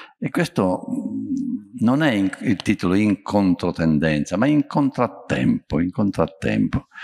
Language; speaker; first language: Italian; native; Italian